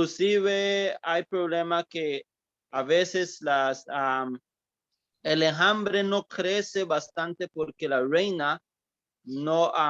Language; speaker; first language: Spanish; early bilingual, heritage; English